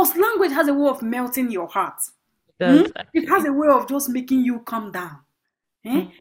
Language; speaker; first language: English; non-native, local second language; Igbo